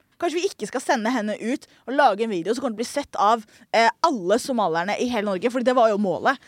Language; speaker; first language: Norwegian; early bilingual, other home language; Somali